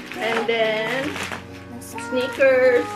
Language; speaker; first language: English; non-native, learner; Filipino